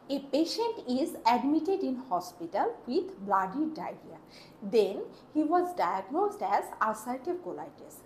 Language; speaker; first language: English; non-native, local second language; Bangla